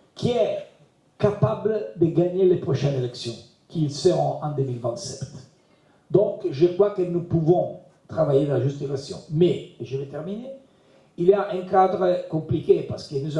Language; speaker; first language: French; non-native, learner; Italian